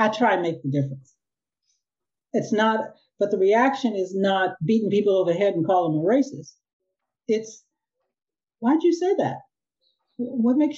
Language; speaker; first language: English; native; English